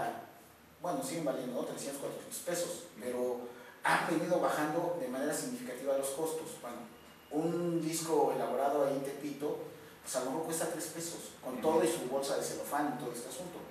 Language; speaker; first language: Spanish; native; Spanish